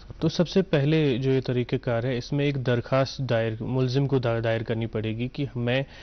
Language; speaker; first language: Urdu; non-native, local second language; Kashmiri